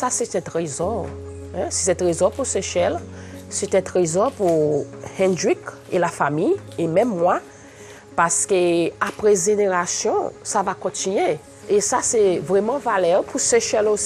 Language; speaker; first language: French; non-native, local second language; Seselwa Creole French